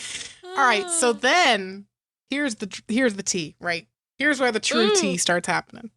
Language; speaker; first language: English; native; English